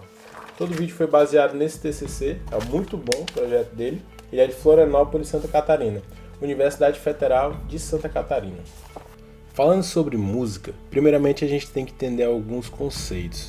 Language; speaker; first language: Portuguese; native; Portuguese